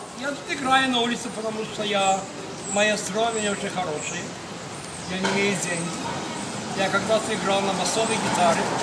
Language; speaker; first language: Russian; early bilingual, heritage; Russian